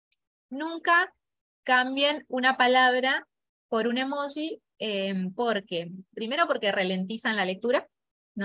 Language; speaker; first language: Spanish; native; Spanish